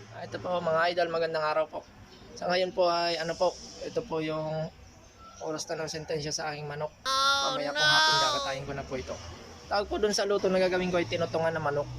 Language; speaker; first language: Filipino; non-native, local second language; Bikol